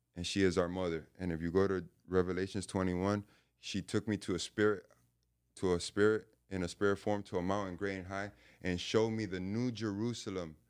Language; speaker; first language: English; native; English